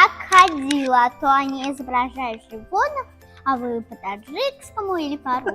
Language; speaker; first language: Russian; non-native, local second language; Tajik